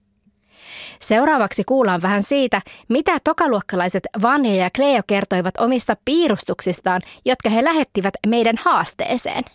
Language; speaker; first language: Finnish; native; Finnish